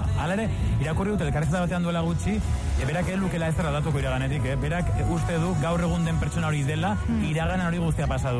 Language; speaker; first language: Basque; native; Basque